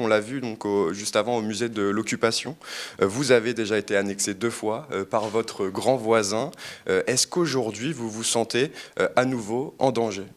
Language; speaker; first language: French; native; French